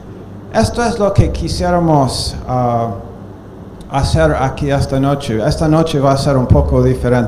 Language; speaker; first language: Spanish; non-native, fluent; English